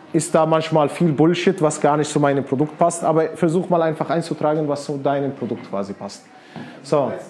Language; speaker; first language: German; non-native, fluent; Arabic